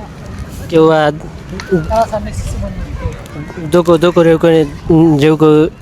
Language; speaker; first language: Japanese; non-native, learner; Nepali